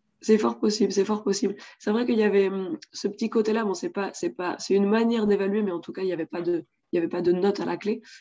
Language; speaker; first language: French; native; French